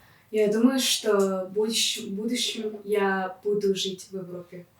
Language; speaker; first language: Russian; non-native, local second language; Kazakh